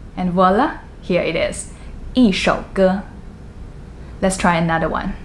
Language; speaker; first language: English; non-native, fluent; Chinese